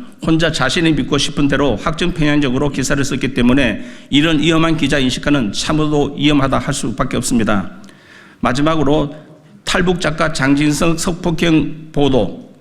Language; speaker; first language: Korean; native; Korean